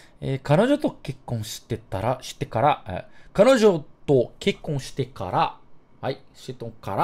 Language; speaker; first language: Japanese; non-native, learner; English